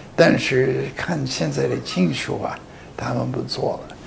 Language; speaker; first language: Chinese; non-native, fluent; English